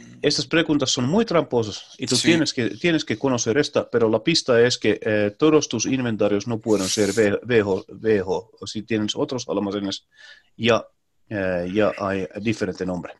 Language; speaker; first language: Spanish; non-native, learner; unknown